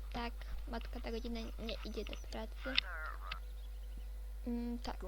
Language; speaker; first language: Polish; native; Polish